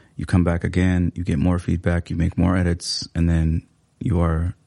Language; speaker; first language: English; early bilingual, other home language; Somali